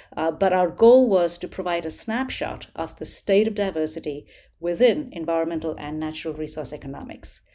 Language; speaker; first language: English; non-native, local second language; Hindi